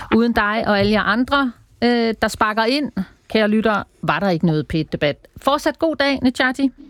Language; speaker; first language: Danish; native; Danish